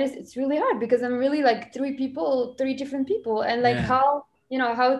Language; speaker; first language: English; non-native, fluent; French